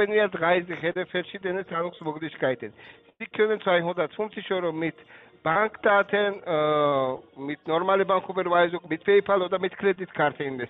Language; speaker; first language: German; non-native, learner; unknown